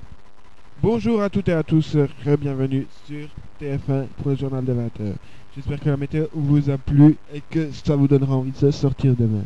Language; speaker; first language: French; native; French